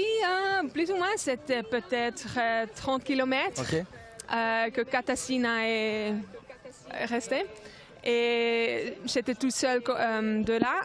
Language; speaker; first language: French; non-native, local second language; German